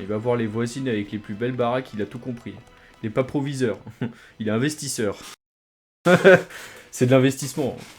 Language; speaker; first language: French; native; French